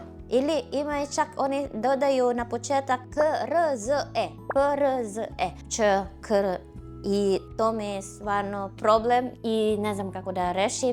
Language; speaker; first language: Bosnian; non-native, fluent; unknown